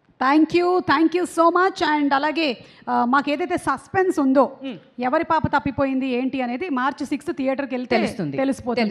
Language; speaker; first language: Telugu; native; Telugu